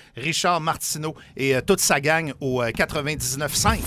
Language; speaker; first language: French; native; French